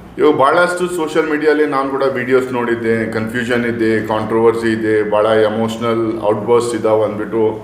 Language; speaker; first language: Kannada; non-native, local second language; Urdu